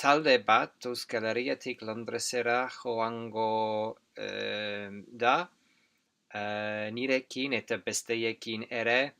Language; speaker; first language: Basque; non-native, learner; English